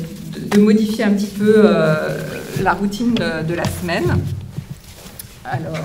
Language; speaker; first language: French; native; French